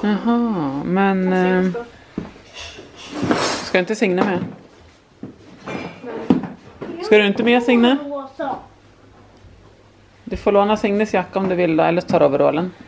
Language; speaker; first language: Swedish; native; Swedish